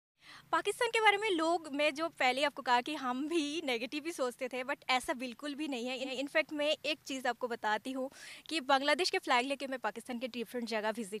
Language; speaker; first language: Hindi; non-native, fluent; Bangla